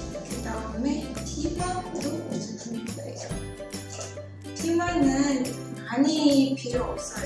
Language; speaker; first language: Korean; non-native, learner; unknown